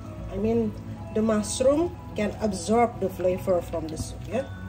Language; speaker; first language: English; non-native, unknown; Indonesian